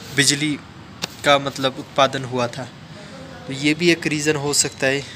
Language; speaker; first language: Hindi; non-native, local second language; Assamese